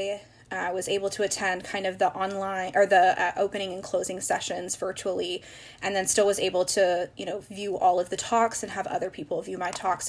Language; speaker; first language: English; native; English